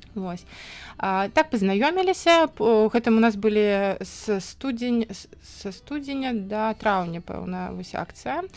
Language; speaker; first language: Belarusian; native; Belarusian